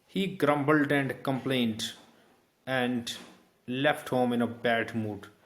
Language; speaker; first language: English; non-native, local second language; Punjabi